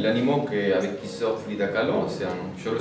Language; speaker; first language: French; non-native, fluent; Spanish